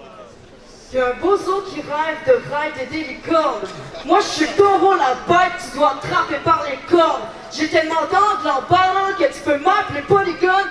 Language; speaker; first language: French; native; French